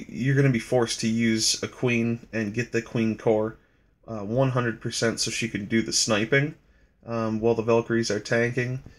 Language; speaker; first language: English; native; English